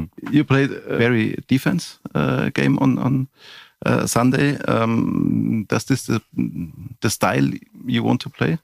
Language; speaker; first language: English; non-native, fluent; German